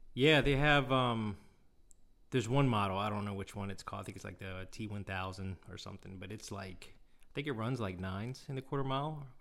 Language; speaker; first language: English; non-native, fluent; Korean